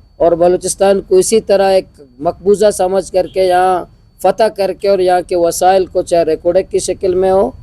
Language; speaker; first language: Urdu; non-native, local second language; Baluchi